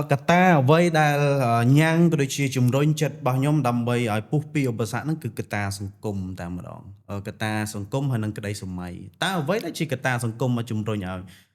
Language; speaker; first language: Khmer; non-native, local second language; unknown